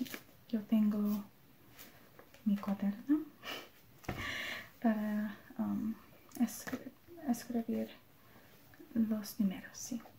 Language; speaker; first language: Spanish; non-native, learner; English